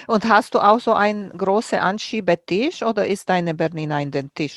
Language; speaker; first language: German; non-native, fluent; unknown